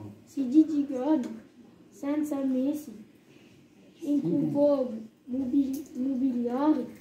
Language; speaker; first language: Italian; non-native, learner; French